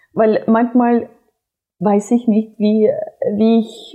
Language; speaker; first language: German; non-native, fluent; English